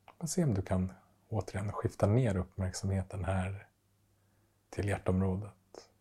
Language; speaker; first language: Swedish; native; Swedish